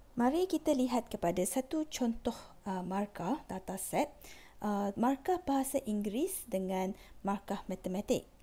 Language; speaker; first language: Malay; non-native, local second language; Chinese